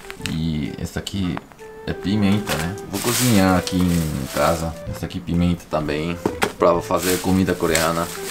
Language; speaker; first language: Portuguese; non-native, learner; Korean